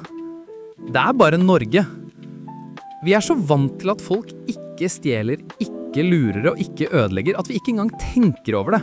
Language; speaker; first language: Norwegian; native; Norwegian